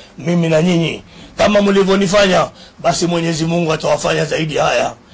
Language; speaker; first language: Swahili; native; Swahili